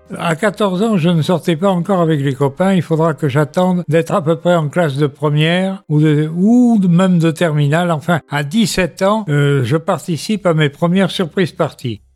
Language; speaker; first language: French; native; French